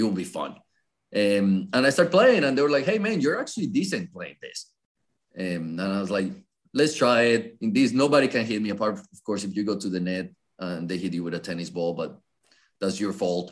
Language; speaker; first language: English; non-native, fluent; Spanish